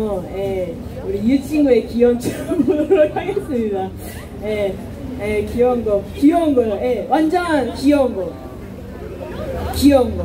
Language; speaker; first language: Korean; non-native, fluent; Japanese